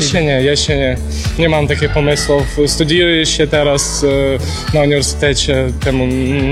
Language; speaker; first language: Polish; non-native, learner; Ukrainian